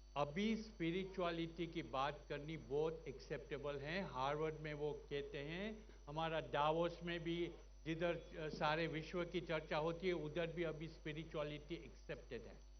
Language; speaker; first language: Hindi; non-native, fluent; Gujarati